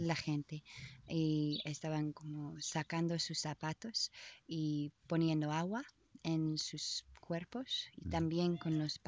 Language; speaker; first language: Spanish; non-native, learner; English